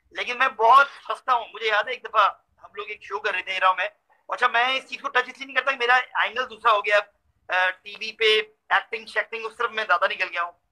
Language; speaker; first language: Urdu; native; Urdu